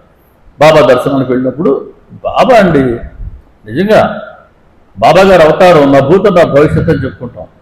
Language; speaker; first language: Telugu; native; Telugu